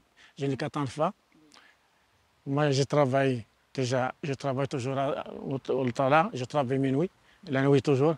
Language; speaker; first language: French; non-native, learner; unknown